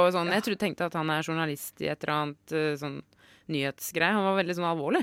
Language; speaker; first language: Norwegian; native; Norwegian